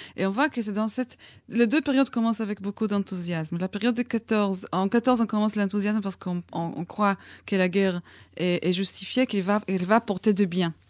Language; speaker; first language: French; non-native, fluent; Hebrew